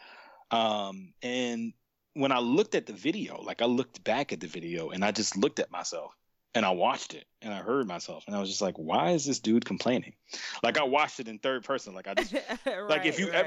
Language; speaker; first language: English; native; English